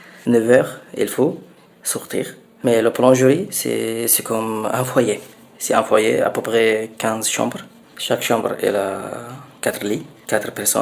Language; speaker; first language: French; non-native, learner; Arabic